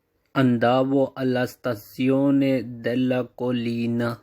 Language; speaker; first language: Italian; non-native, fluent; Urdu